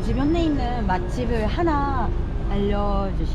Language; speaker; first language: Korean; non-native, fluent; Japanese